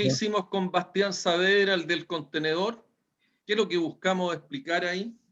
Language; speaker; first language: Spanish; native; Spanish